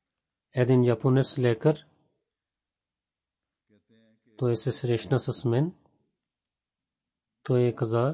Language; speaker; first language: Bulgarian; non-native, fluent; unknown